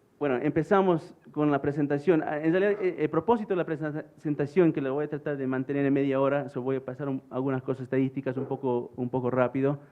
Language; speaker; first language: Spanish; early bilingual, heritage; English